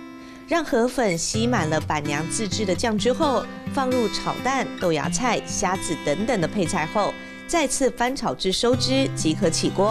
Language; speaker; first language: Chinese; native; Chinese